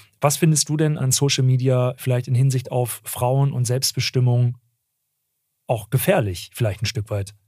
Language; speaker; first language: German; early bilingual, other home language; Turkish